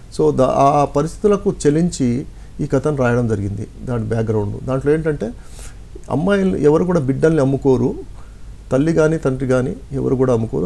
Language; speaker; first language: Telugu; non-native, local second language; Lambadi